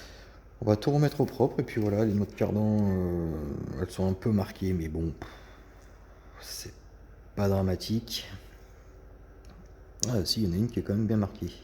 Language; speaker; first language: French; native; French